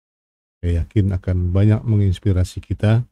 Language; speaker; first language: Indonesian; native; Indonesian